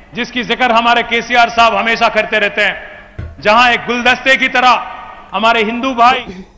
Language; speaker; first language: Hindi; non-native, local second language; Telugu